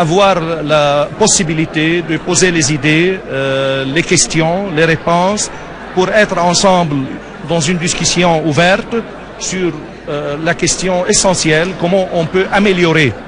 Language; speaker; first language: French; non-native, fluent; Arabic